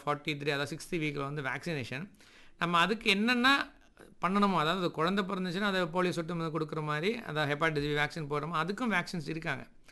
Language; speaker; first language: Tamil; native; Tamil